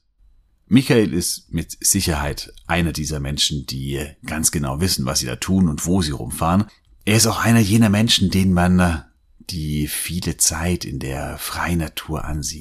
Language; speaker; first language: German; native; German